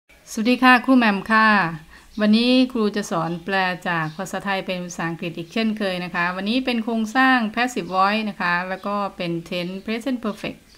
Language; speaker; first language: Thai; native; Thai